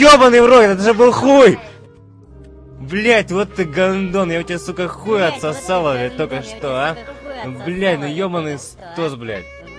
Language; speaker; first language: Russian; native; Russian